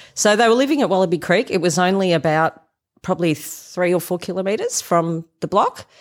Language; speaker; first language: English; non-native, local second language; German